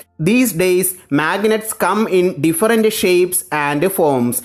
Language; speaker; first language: English; non-native, local second language; Malayalam